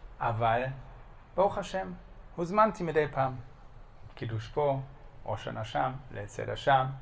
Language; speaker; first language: Hebrew; non-native, fluent; German